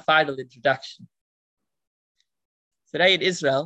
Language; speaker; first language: English; native; English